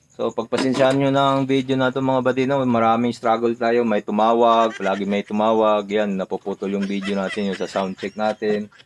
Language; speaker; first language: Filipino; non-native, local second language; Cebuano